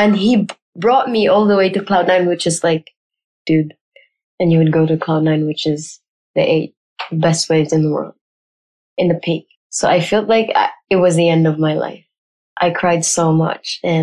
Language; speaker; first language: English; non-native, local second language; Surigaonon